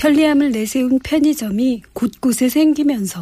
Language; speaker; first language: Korean; native; Korean